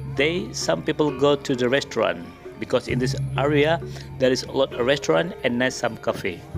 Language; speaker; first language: English; non-native, learner; Indonesian